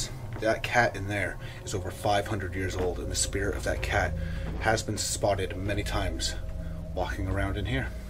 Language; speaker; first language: English; native; English